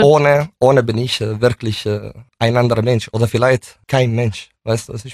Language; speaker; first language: German; non-native, fluent; Italian